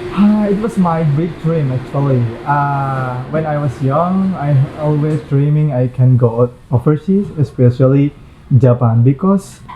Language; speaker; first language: English; non-native, learner; Indonesian